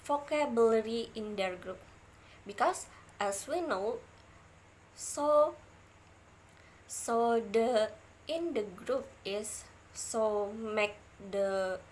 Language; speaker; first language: English; non-native, learner; Indonesian